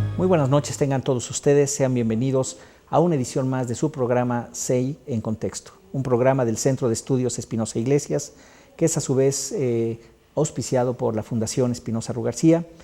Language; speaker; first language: Spanish; native; Spanish